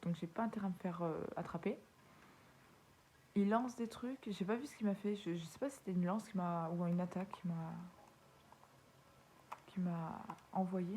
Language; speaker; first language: French; native; French